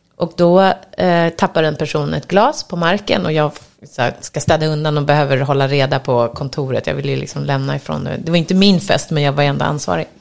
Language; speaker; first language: Swedish; native; Swedish